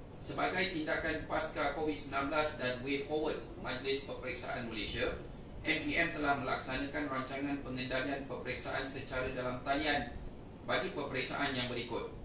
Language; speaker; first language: Malay; native; Malay